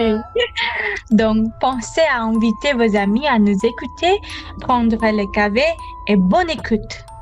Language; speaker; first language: French; non-native, learner; Indonesian